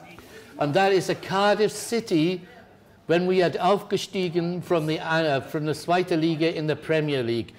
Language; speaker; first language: German; non-native, learner; English